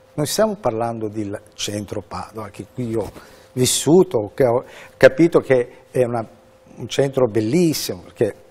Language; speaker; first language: Italian; non-native, fluent; Arabic